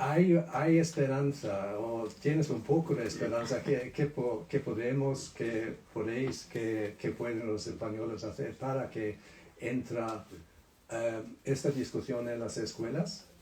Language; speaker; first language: Spanish; non-native, fluent; Swedish